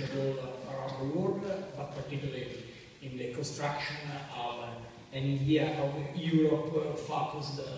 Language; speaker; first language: English; non-native, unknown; Italian